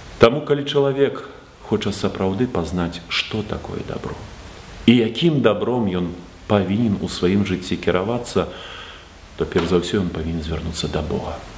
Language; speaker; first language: Belarusian; native; Belarusian